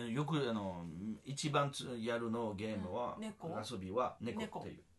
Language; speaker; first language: Japanese; non-native, learner; French